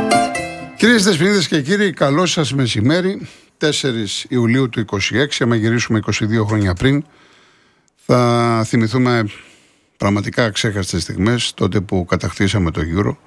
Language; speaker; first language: Greek; native; Greek